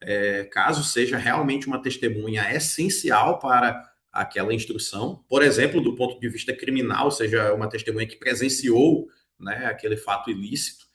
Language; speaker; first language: Portuguese; native; Portuguese